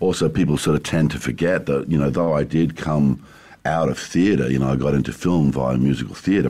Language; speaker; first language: English; native; English